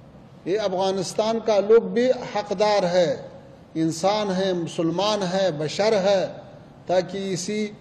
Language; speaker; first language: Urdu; non-native, fluent; Pashto